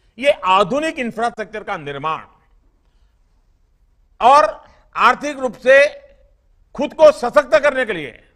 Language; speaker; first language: Hindi; non-native, local second language; Gujarati